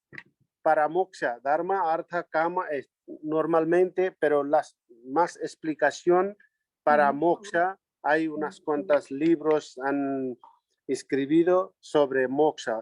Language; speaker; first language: Spanish; non-native, learner; Nepali